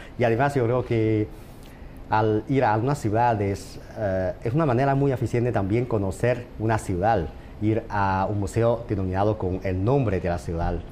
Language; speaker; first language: Spanish; non-native, fluent; Chinese